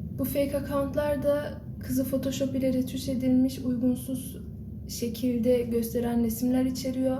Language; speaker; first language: Turkish; early bilingual, heritage; Turkish